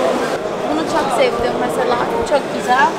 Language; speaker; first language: Turkish; non-native, fluent; Portuguese